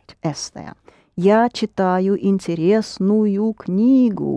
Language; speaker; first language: Russian; non-native, fluent; English